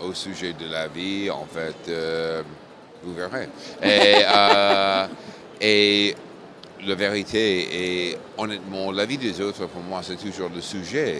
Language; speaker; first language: French; non-native, fluent; English